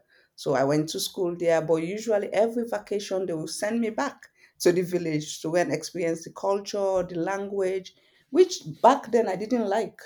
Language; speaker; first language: English; non-native, local second language; Fula